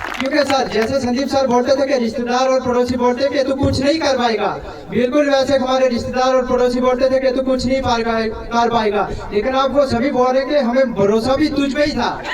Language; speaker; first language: Hindi; non-native, local second language; Punjabi